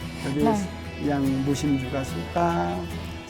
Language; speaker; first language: Indonesian; non-native, learner; Korean